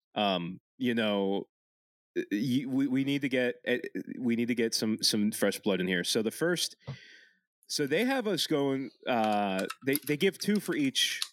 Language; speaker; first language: English; early bilingual, other home language; Italian